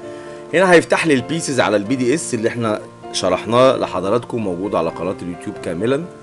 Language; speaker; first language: Arabic; native; Arabic